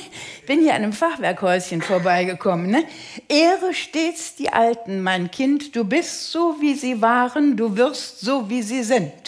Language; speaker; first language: German; native; German